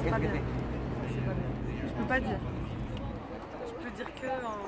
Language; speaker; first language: French; non-native, learner; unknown